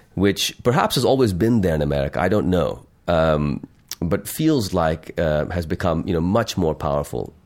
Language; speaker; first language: English; non-native, local second language; Urdu